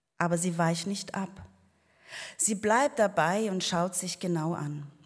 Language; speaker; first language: German; non-native, fluent; Portuguese